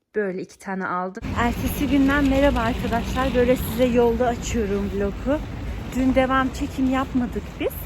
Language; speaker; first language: Turkish; early bilingual, heritage; Turkish